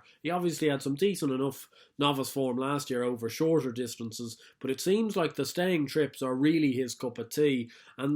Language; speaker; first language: English; native; English